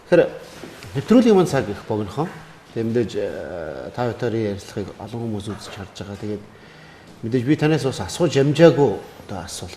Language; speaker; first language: Mongolian; native; Mongolian